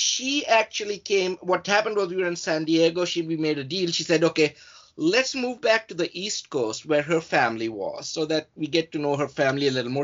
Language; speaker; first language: English; non-native, local second language; Urdu